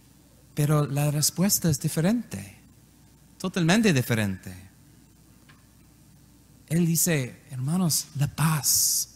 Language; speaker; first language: Spanish; non-native, learner; English